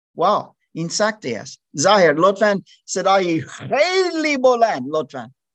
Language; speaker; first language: Persian; non-native, learner; German